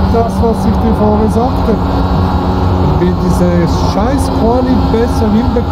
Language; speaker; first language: German; native; German